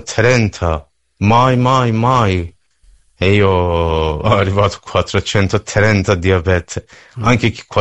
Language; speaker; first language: Italian; non-native, learner; Persian